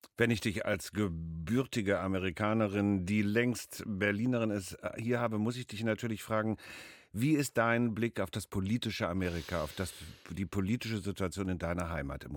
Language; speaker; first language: German; native; German